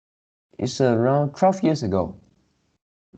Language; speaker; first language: English; non-native, local second language; Chinese